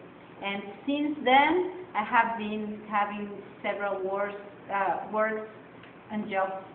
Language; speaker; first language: English; non-native, fluent; Spanish